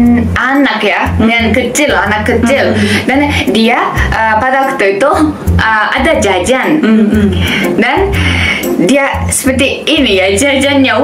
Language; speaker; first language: Indonesian; non-native, learner; Japanese